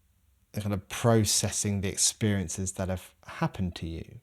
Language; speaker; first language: English; native; English